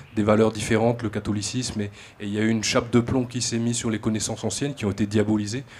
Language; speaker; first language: French; native; French